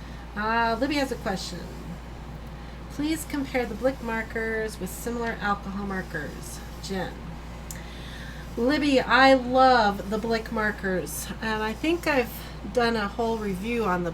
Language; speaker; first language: English; native; English